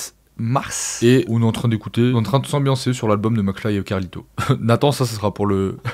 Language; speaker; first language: French; native; French